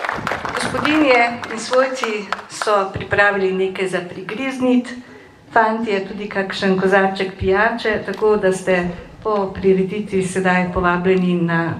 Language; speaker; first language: Slovenian; native; Slovenian